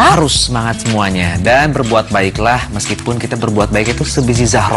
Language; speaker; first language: Indonesian; native; Indonesian